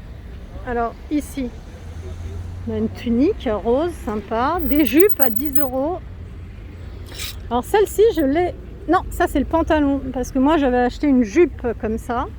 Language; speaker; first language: French; native; French